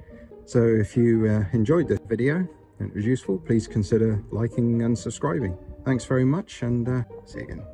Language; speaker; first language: English; native; English